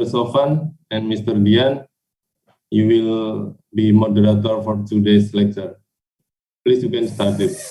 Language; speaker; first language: English; non-native, fluent; Indonesian